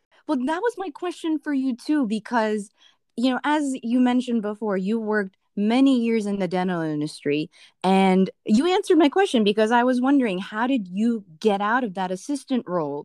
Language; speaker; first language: English; early bilingual, other home language; Spanish